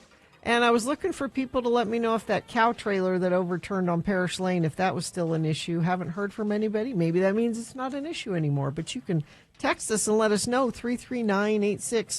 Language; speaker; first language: English; native; English